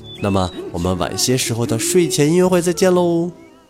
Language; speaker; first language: Chinese; native; Chinese